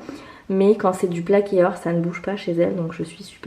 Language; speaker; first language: French; native; French